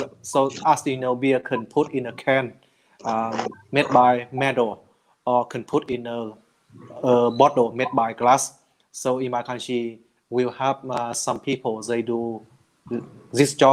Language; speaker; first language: English; non-native, learner; Vietnamese